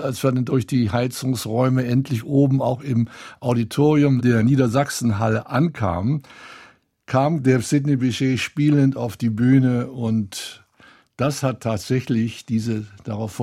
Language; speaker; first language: German; native; German